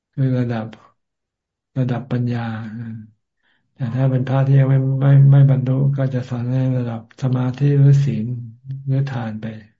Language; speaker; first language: Thai; native; Thai